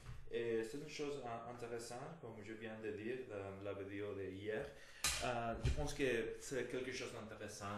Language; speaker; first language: French; non-native, fluent; Spanish